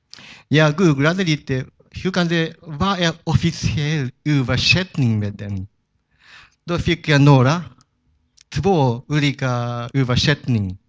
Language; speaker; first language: Swedish; non-native, fluent; Japanese